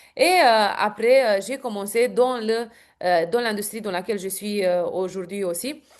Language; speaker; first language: French; non-native, fluent; Romanian